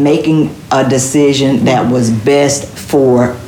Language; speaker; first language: English; native; English